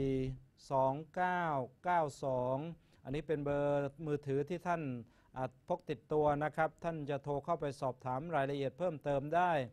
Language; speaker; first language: Thai; native; Thai